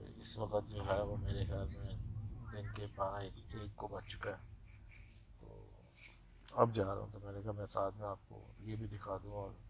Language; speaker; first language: Urdu; native; Urdu